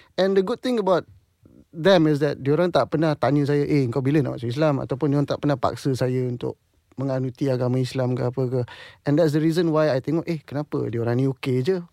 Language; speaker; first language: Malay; non-native, local second language; English